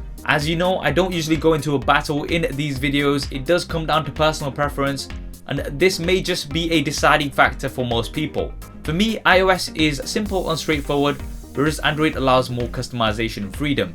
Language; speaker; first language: English; native; English